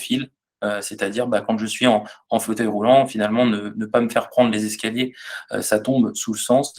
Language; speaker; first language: French; native; French